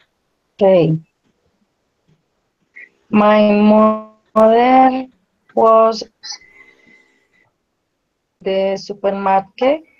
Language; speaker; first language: English; non-native, learner; Spanish